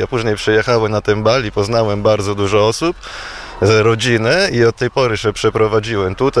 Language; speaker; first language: Polish; non-native, fluent; Italian